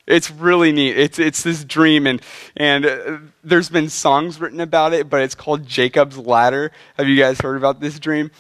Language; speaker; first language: English; native; English